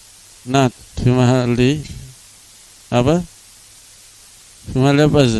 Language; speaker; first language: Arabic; non-native, fluent; Indonesian